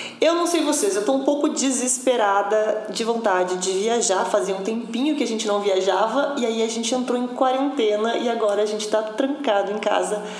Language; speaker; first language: Portuguese; native; Portuguese